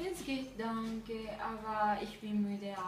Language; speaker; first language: German; non-native, learner; Italian